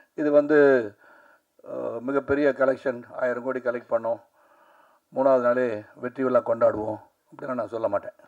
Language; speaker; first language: Tamil; native; Tamil